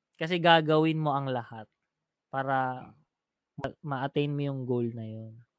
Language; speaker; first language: Filipino; native; Filipino